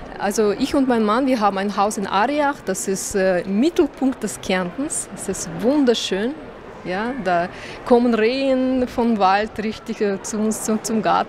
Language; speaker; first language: German; non-native, fluent; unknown